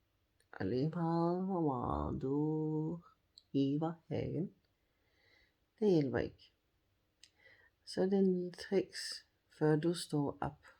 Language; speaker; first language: Danish; non-native, fluent; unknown